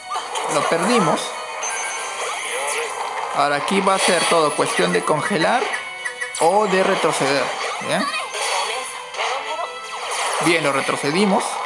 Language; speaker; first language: Spanish; native; Spanish